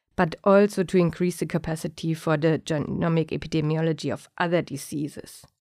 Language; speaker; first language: English; non-native, fluent; German